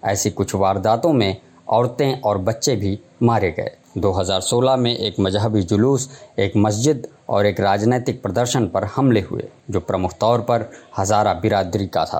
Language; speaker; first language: Hindi; native; Hindi